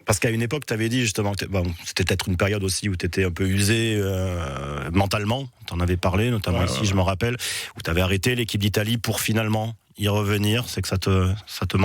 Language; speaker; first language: French; native; French